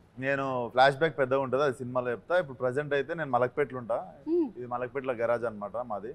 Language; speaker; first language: Telugu; native; Telugu